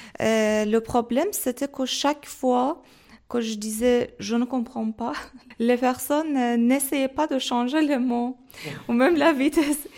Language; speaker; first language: French; non-native, fluent; Persian